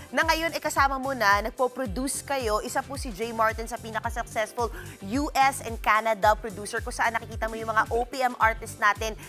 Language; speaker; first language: Filipino; native; Filipino